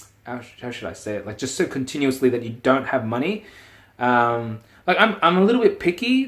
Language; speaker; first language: English; native; English